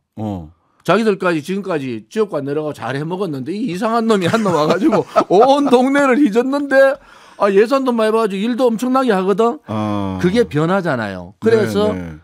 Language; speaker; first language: Korean; native; Korean